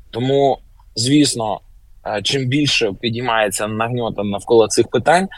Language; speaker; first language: Ukrainian; native; Ukrainian